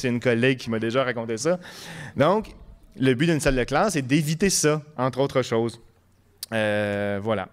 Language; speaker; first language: French; native; French